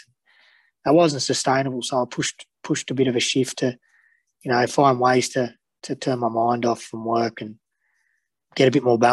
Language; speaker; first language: English; native; English